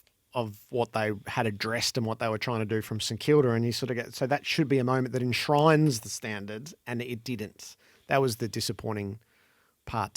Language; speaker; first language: English; native; English